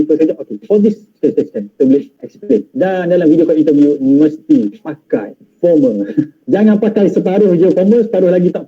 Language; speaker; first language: Malay; native; Malay